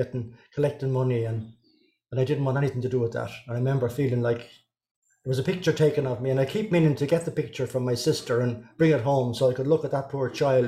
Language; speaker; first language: English; native; English